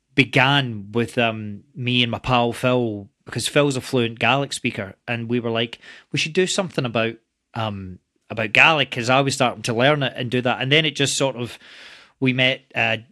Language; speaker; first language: English; native; English